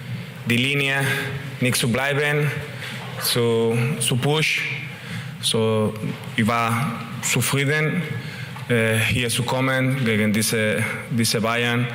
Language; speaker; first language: German; non-native, learner; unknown